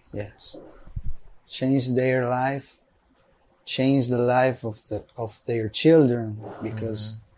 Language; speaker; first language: English; non-native, learner; Spanish